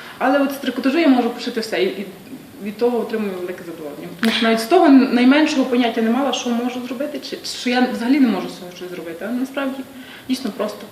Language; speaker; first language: Ukrainian; native; Ukrainian